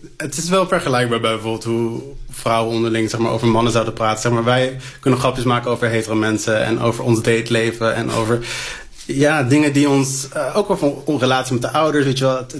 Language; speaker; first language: Dutch; native; Dutch